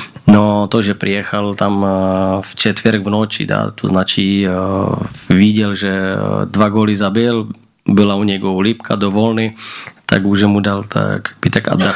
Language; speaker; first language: Russian; non-native, learner; Slovak